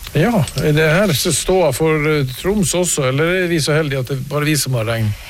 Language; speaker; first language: Norwegian; native; Norwegian